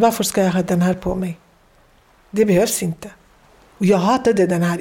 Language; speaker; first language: Swedish; non-native, fluent; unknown